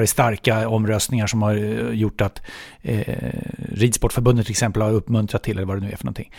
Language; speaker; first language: Swedish; native; Swedish